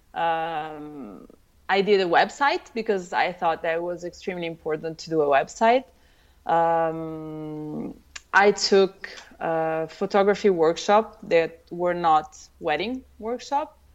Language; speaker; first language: English; early bilingual, other home language; Italian